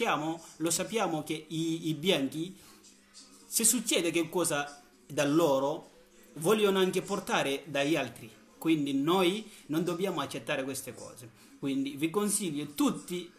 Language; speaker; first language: Italian; non-native, learner; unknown